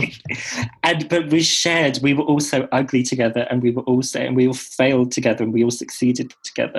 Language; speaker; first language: English; native; English